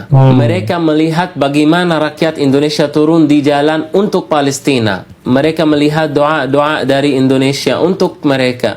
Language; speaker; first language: Indonesian; non-native, fluent; Arabic